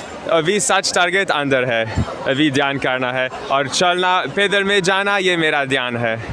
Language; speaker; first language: Hindi; non-native, learner; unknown